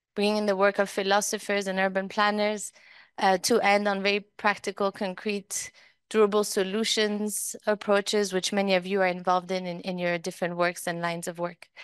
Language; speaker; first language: English; early bilingual, other home language; Persian